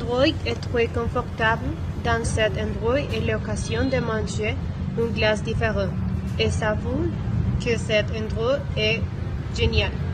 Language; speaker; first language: French; non-native, learner; Spanish